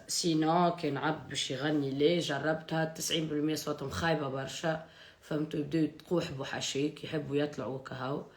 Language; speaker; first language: Arabic; native; Arabic